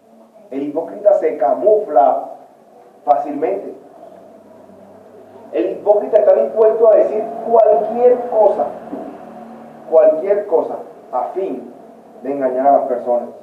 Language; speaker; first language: Spanish; native; Spanish